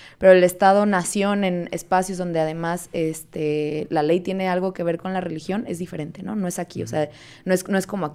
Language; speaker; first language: Spanish; native; Spanish